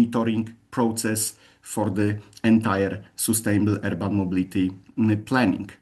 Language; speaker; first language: English; non-native, fluent; Polish